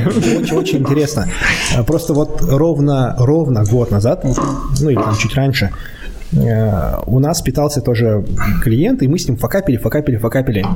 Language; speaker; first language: Russian; native; Russian